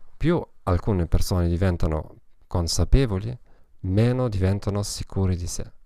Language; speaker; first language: Italian; non-native, learner; German